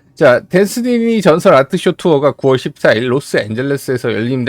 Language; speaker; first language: Korean; native; Korean